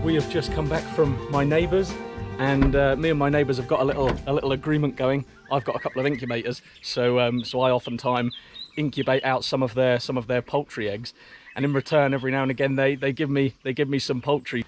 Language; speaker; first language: English; native; English